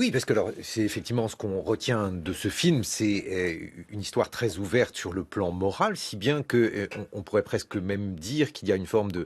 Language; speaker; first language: French; native; French